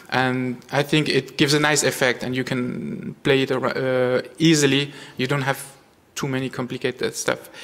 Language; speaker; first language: English; non-native, fluent; French